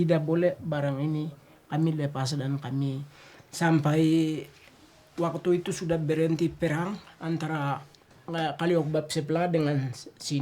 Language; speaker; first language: Indonesian; non-native, local second language; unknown